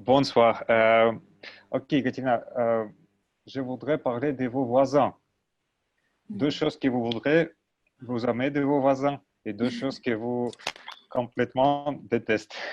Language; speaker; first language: French; non-native, learner; Russian